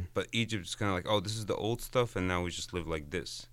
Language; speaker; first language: English; non-native, fluent; Arabic